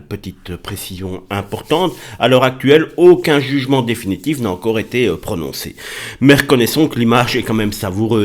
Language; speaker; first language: French; native; French